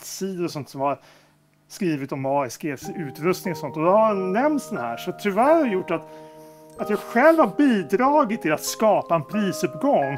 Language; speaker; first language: Swedish; native; Swedish